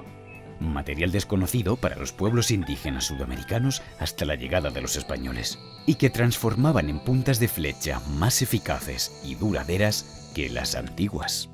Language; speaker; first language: Spanish; native; Spanish